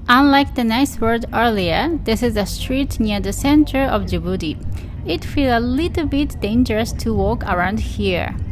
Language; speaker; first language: English; non-native, learner; Japanese